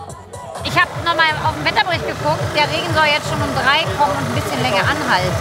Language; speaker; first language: German; native; German